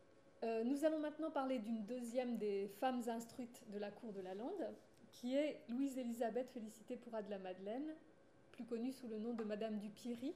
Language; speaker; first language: French; native; French